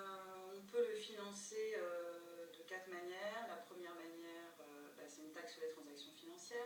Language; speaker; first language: French; native; French